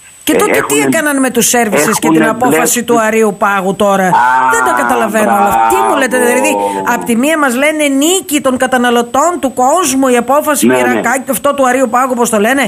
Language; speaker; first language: Greek; native; Greek